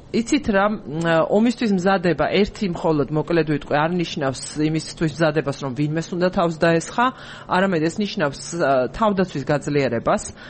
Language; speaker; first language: Georgian; native; Georgian